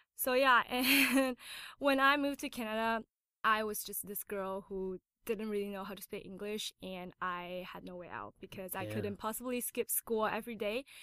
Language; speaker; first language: English; non-native, fluent; Chinese